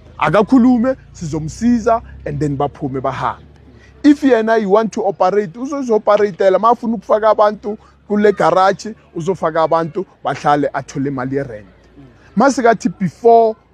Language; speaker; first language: Zulu; non-native, local second language; Southern Sotho